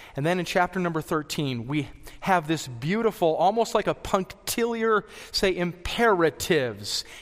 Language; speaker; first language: English; native; English